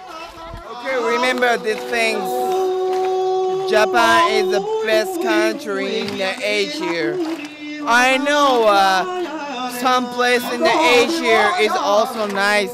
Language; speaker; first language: English; non-native, learner; Japanese